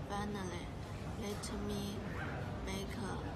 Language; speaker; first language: English; non-native, learner; Chinese